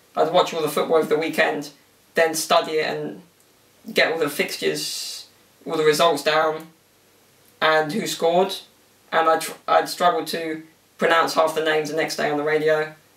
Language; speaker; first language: English; early bilingual, other home language; Italian